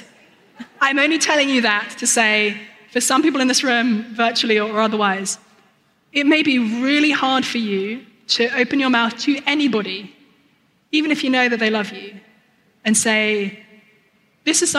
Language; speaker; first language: English; native; English